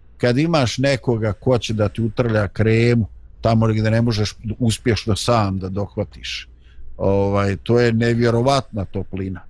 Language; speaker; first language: Bosnian; native; Bosnian